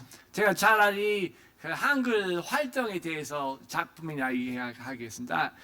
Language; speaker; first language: Korean; non-native, fluent; English